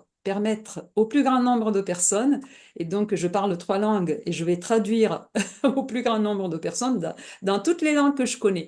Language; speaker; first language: French; non-native, fluent; Italian